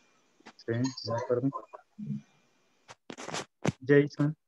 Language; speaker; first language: Spanish; native; Spanish